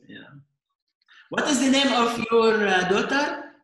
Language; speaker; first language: English; non-native, fluent; Arabic